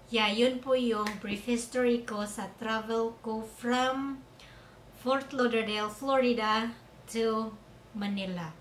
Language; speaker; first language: Filipino; non-native, local second language; Cebuano